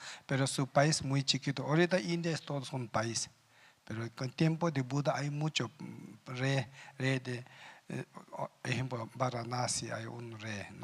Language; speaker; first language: Spanish; non-native, learner; Tibetan